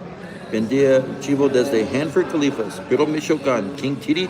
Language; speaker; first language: Spanish; non-native, learner; English